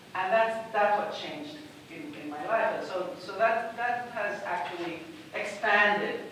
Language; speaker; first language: English; non-native, fluent; Spanish